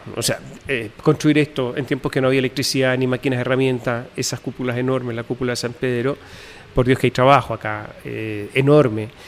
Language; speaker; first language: Spanish; native; Spanish